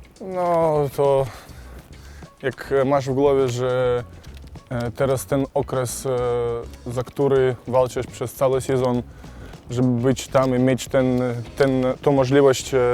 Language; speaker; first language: Polish; non-native, fluent; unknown